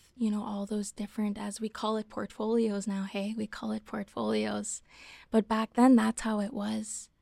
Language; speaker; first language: English; native; English